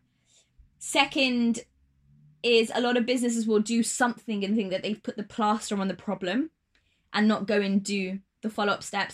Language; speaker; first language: English; native; English